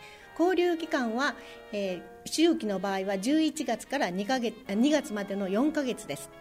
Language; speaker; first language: Japanese; native; Japanese